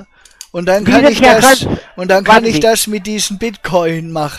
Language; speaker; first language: German; native; German